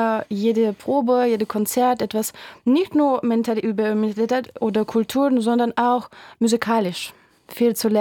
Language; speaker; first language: German; non-native, fluent; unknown